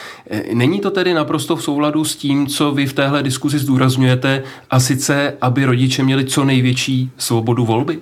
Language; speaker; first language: Czech; native; Czech